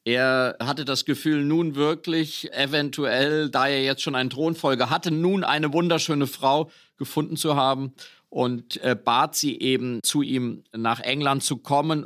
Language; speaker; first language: German; native; German